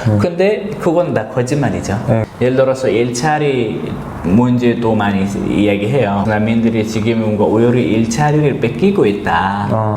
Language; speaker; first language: Korean; non-native, fluent; Arabic